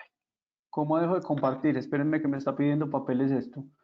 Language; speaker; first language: Spanish; native; Spanish